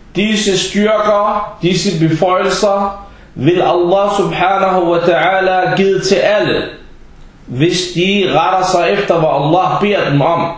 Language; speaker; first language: Danish; early bilingual, other home language; Arabic